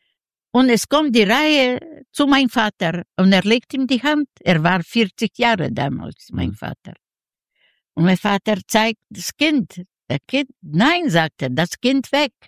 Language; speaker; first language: German; non-native, learner; Yiddish